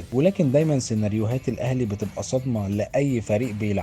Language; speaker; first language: Arabic; native; Arabic